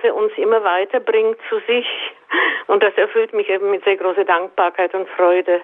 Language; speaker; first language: German; native; German